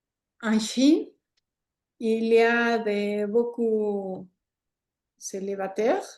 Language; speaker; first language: French; non-native, learner; Spanish